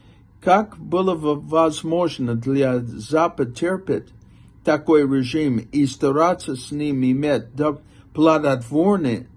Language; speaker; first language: Russian; non-native, fluent; English